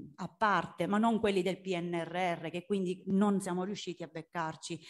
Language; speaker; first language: Italian; native; Italian